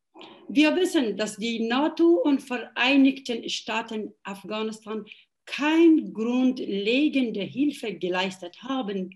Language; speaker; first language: German; non-native, fluent; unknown